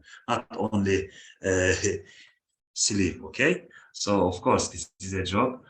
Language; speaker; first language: English; non-native, fluent; Turkish